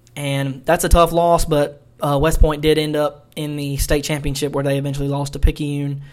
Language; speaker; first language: English; native; English